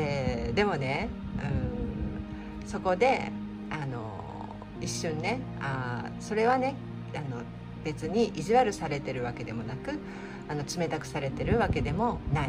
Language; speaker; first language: Japanese; native; Japanese